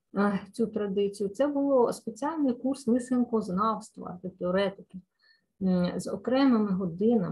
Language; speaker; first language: Ukrainian; native; Ukrainian